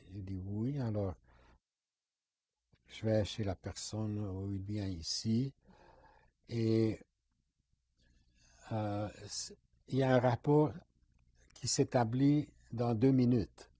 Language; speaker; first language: French; non-native, fluent; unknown